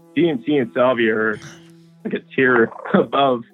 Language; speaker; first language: English; native; English